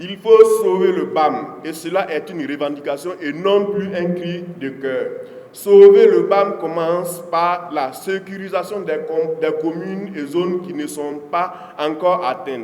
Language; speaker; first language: French; non-native, local second language; Mossi